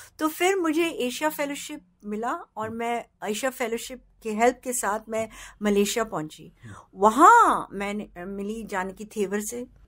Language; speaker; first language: Hindi; native; Hindi